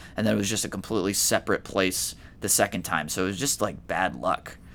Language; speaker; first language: English; native; English